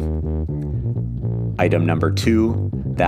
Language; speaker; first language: English; native; English